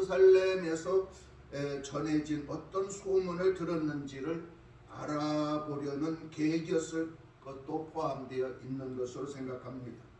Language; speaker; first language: Korean; native; Korean